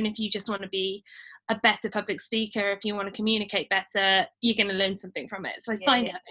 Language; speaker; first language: English; native; English